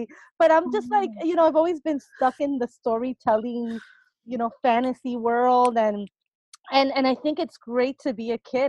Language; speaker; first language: English; early bilingual, other home language; Spanish